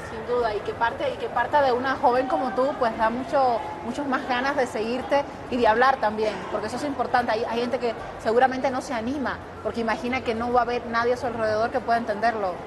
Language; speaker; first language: Spanish; native; Spanish